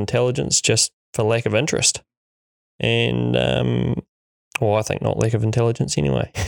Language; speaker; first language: English; native; English